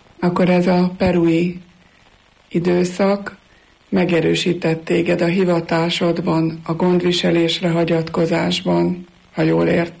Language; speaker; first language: Hungarian; native; Hungarian